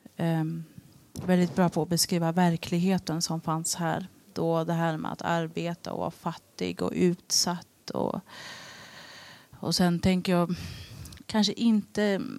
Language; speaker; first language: Swedish; early bilingual, other home language; Tigrinya